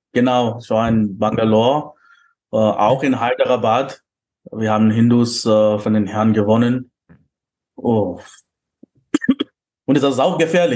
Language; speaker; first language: German; non-native, fluent; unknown